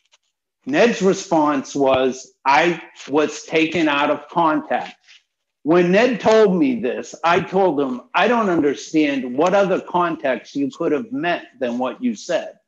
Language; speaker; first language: English; native; English